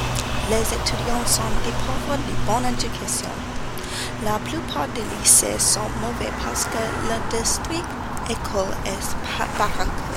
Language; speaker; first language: French; non-native, learner; English